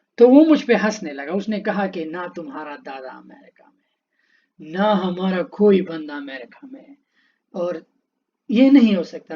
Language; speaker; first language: Urdu; non-native, local second language; Pashto